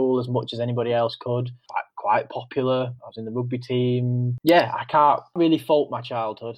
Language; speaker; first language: English; native; English